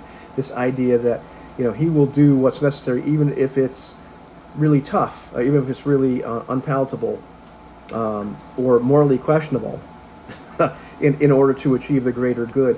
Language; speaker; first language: English; native; English